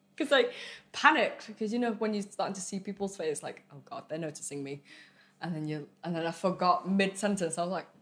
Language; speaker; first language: English; early bilingual, other home language; Vietnamese